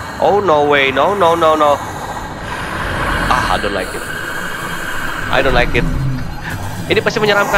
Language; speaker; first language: English; non-native, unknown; Indonesian